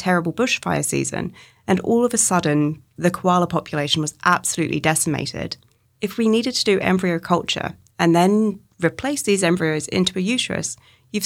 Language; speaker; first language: English; native; English